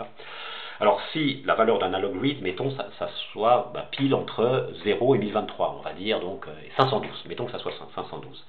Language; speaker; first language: French; native; French